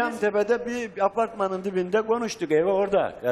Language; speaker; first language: Turkish; native; Turkish